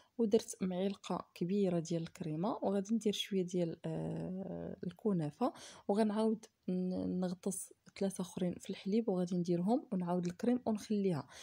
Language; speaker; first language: Arabic; native; Arabic